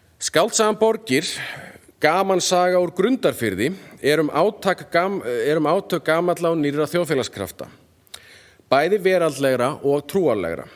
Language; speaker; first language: Icelandic; native; Icelandic